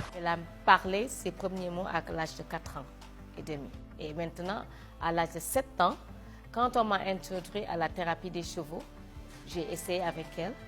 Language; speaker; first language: French; non-native, local second language; Wolof